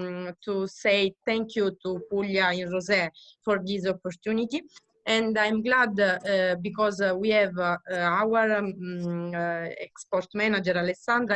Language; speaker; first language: English; non-native, learner; Italian